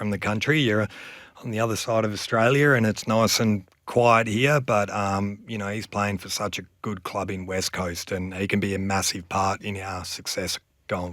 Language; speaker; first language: English; native; English